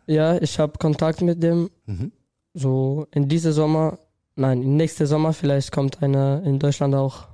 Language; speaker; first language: German; non-native, learner; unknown